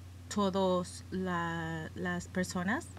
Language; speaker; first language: Spanish; early bilingual, heritage; English